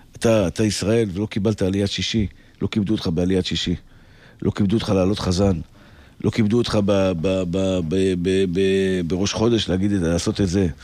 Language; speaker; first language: Hebrew; native; Hebrew